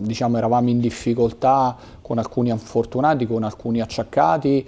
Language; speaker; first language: Italian; native; Italian